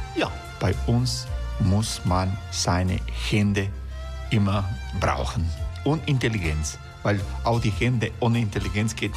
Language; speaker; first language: German; non-native, learner; Croatian